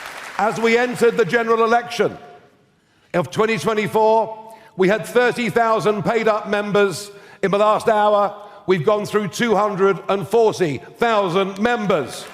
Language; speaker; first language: English; native; English